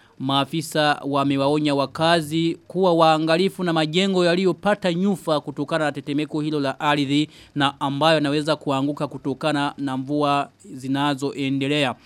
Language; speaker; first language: Swahili; non-native, local second language; Rundi